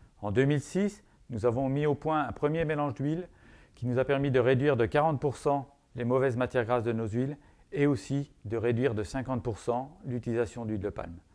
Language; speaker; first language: French; native; French